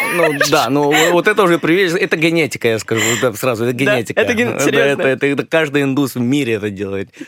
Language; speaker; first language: Russian; early bilingual, other home language; English